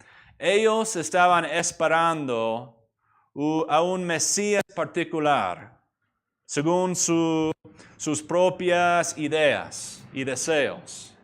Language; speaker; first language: Spanish; non-native, fluent; English